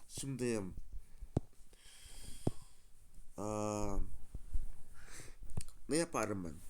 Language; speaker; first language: Turkish; non-native, learner; Russian